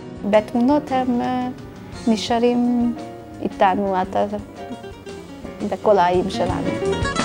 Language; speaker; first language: Hebrew; non-native, fluent; Russian